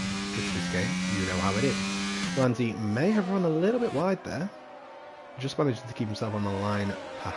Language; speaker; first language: English; native; English